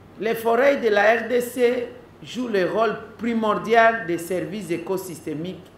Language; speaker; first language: French; non-native, local second language; Lingala